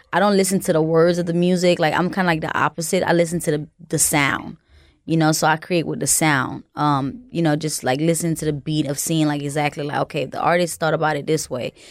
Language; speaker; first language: English; early bilingual, other home language; Haitian Creole